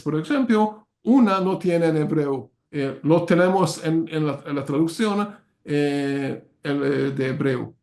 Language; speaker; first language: Spanish; non-native, learner; Hungarian